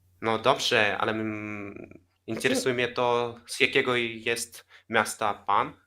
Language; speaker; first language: Polish; non-native, learner; Russian